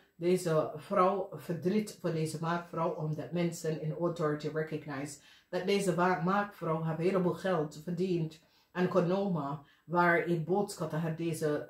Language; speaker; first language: Dutch; non-native, learner; English